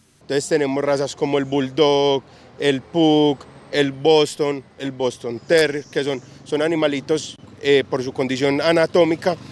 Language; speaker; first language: Spanish; native; Spanish